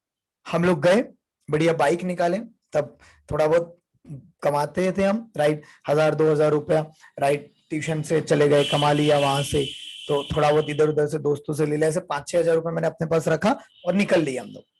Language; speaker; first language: Hindi; native; Hindi